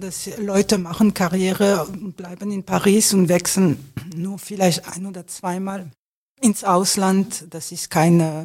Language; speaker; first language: German; non-native, fluent; French